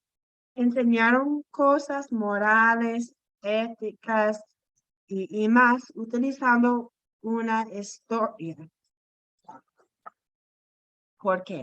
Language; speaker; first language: Spanish; non-native, fluent; English